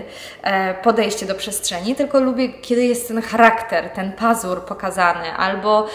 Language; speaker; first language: Polish; native; Polish